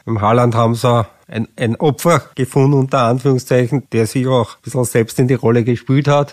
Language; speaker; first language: German; native; German